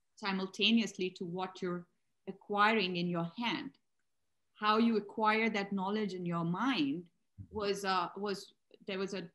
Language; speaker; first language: English; non-native, local second language; Urdu